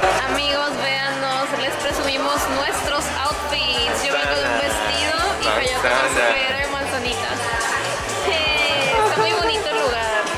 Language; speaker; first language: Spanish; native; Spanish